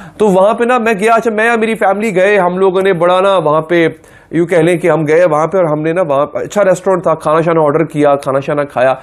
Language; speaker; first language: Urdu; non-native, local second language; Punjabi